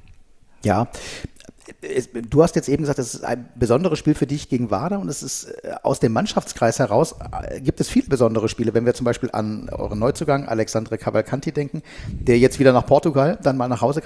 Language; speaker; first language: German; native; German